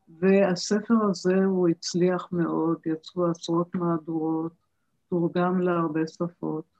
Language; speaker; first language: Hebrew; early bilingual, other home language; German